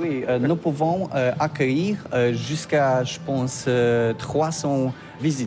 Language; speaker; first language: French; non-native, learner; Polish